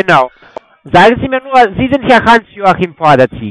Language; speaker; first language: German; non-native, fluent; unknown